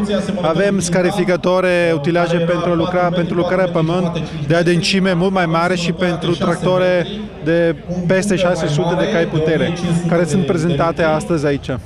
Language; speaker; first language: Romanian; non-native, fluent; Italian